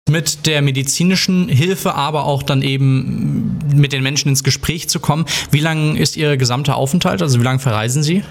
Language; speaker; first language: German; native; German